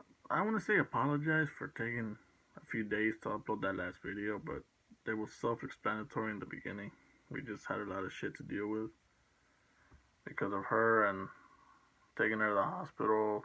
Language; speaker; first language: English; early bilingual, other home language; Spanish